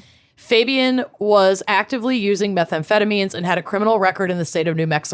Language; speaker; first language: English; native; English